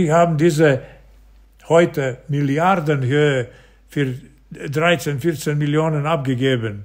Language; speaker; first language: German; non-native, fluent; Serbian